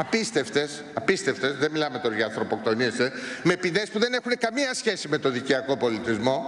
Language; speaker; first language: Greek; native; Greek